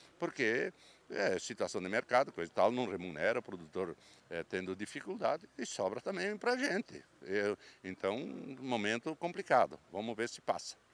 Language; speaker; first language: Portuguese; native; Portuguese